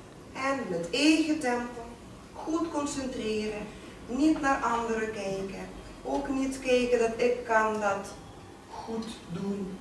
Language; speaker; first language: Dutch; non-native, fluent; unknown